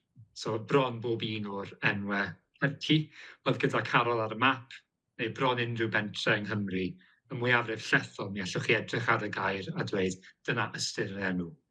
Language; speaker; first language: Welsh; native; Welsh